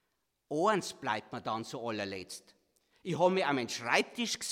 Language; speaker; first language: German; native; German